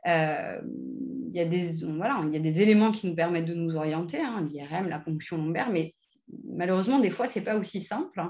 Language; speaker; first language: French; native; French